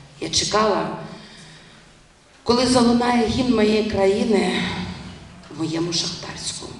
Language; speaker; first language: Ukrainian; non-native, local second language; Russian